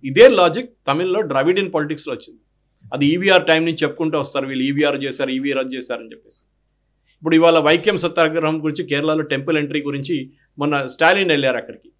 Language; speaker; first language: Telugu; non-native, fluent; Malayalam